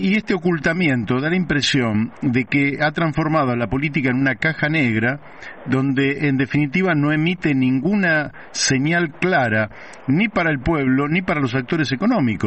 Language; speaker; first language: Spanish; native; Spanish